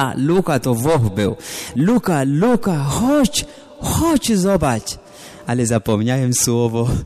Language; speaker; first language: Polish; non-native, learner; Amharic